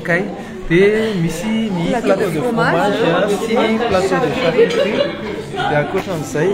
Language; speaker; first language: French; non-native, local second language; Malagasy